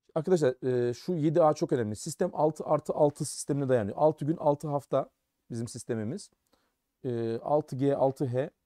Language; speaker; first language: Turkish; early bilingual, heritage; German